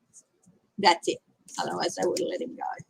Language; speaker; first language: English; native; English